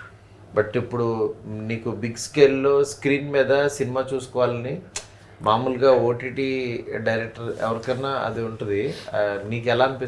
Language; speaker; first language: Telugu; native; Telugu